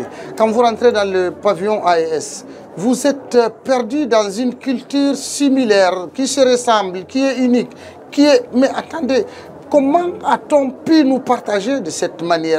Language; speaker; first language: French; non-native, local second language; Tamasheq